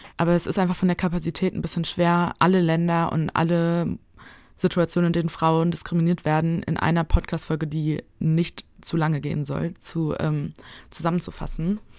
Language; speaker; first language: German; native; German